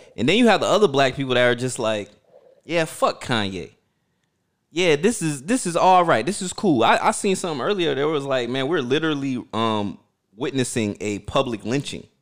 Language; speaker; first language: English; early bilingual, other home language; Haitian Creole